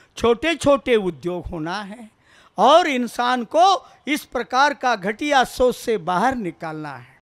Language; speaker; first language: Hindi; non-native, local second language; Kannada